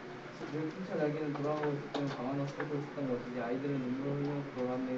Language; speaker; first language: Korean; native; Korean